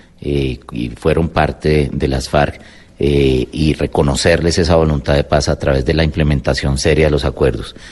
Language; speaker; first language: Spanish; native; Spanish